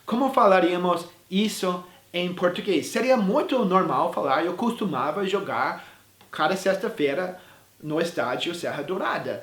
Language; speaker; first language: Portuguese; non-native, fluent; English